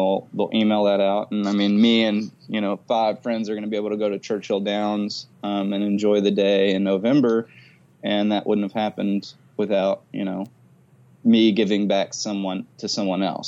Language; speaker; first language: English; native; English